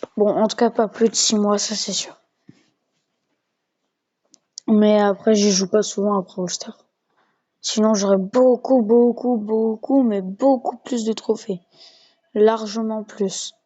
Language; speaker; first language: French; native; French